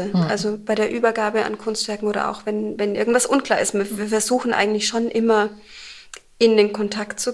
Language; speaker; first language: German; native; German